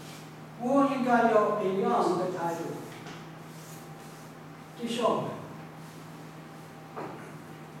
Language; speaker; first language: Chinese; non-native, learner; English